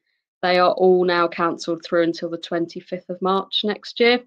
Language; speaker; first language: English; native; English